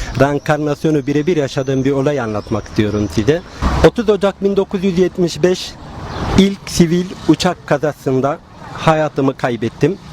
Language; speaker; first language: Turkish; non-native, local second language; Arabic